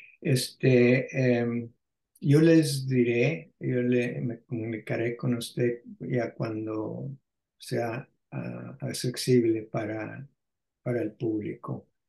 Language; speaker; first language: Spanish; early bilingual, heritage; Spanish